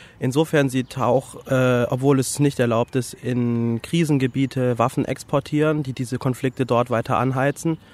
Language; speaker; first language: German; native; German